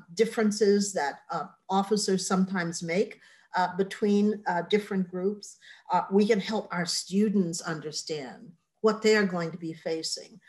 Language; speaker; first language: English; native; English